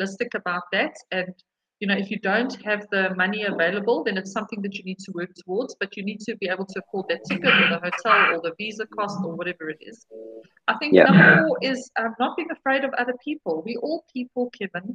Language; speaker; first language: English; native; English